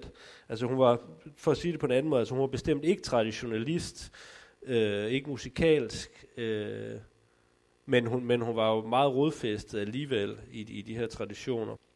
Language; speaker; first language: Danish; native; Danish